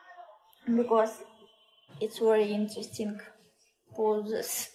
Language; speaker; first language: English; non-native, learner; Russian